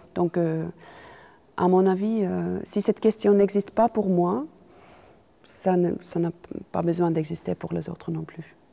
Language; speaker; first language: French; non-native, fluent; Finnish